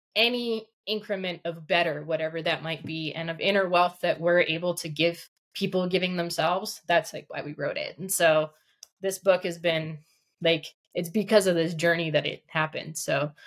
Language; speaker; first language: English; early bilingual, other home language; Russian